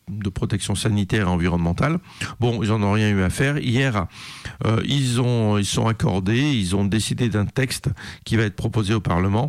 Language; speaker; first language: French; native; French